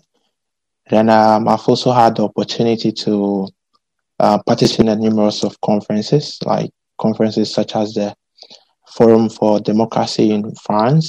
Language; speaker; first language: English; non-native, local second language; Akan